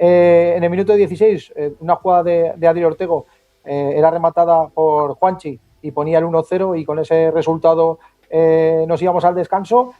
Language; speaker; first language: Spanish; native; Spanish